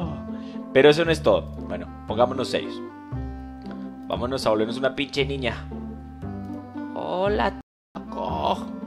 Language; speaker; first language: Spanish; native; Spanish